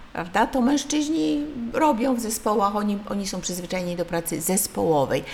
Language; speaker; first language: Polish; native; Polish